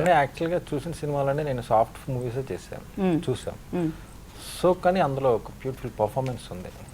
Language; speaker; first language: Telugu; native; Telugu